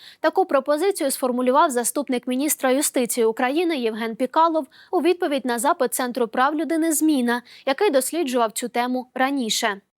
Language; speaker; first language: Ukrainian; native; Ukrainian